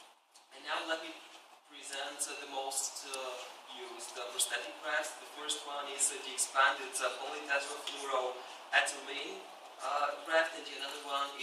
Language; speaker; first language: English; non-native, fluent; Bulgarian